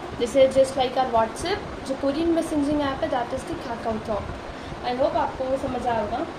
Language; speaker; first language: Hindi; native; Hindi